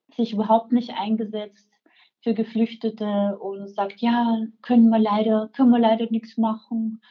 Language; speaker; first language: German; native; German